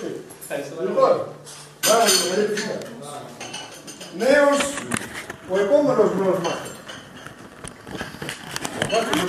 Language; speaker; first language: Greek; native; Greek